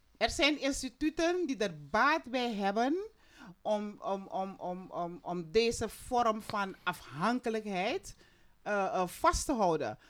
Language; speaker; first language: Dutch; native; Dutch